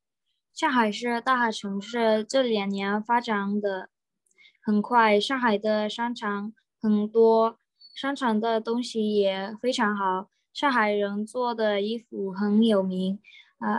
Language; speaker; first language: Chinese; non-native, learner; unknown